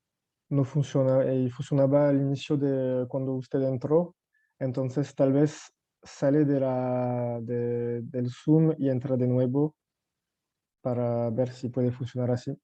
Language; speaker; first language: Spanish; non-native, fluent; French